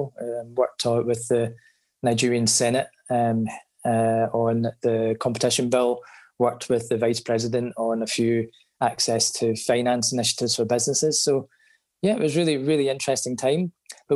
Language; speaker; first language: English; native; English